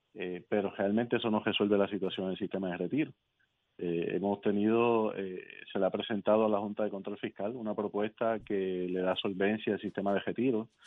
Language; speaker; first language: Spanish; native; Spanish